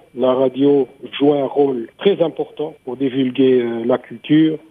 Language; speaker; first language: French; native; French